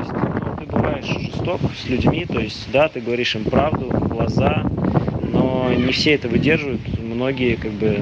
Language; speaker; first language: Russian; native; Russian